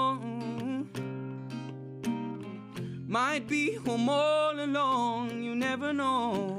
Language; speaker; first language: English; non-native, local second language; Ganda